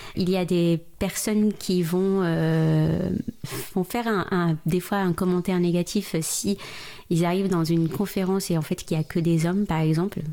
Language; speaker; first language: French; non-native, local second language; Arabic